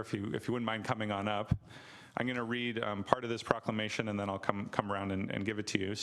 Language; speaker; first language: English; native; English